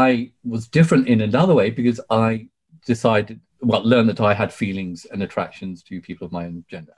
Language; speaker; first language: English; native; English